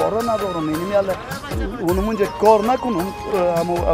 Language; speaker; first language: Persian; native; Persian